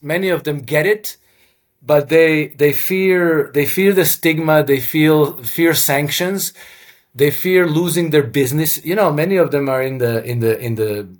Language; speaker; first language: English; non-native, fluent; Croatian